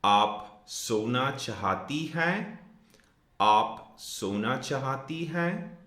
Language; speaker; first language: Hindi; non-native, fluent; English